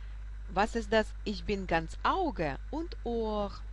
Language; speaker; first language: German; non-native, fluent; Russian